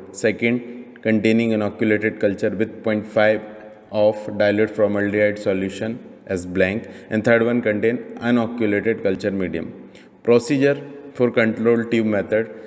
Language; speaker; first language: English; non-native, local second language; Hindi